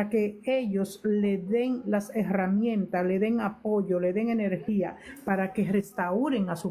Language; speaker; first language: Spanish; native; Spanish